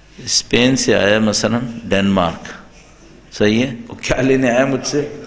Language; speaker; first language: Urdu; native; Urdu